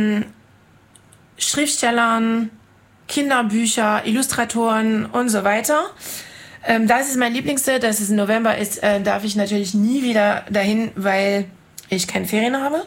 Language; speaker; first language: German; non-native, fluent; French